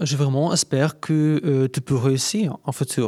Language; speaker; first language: French; non-native, learner; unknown